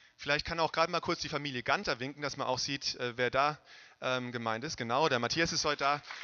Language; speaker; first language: German; native; German